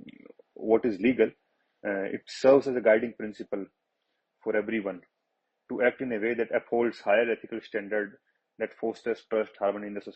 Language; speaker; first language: English; non-native, local second language; Hindi